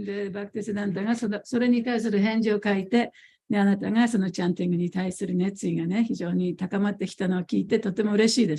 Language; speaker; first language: Japanese; native; Japanese